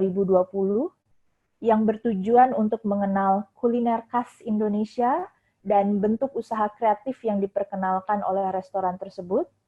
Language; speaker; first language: Indonesian; native; Indonesian